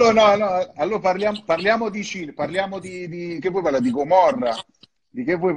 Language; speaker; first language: Italian; native; Italian